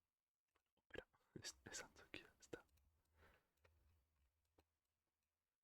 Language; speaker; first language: Basque; non-native, learner; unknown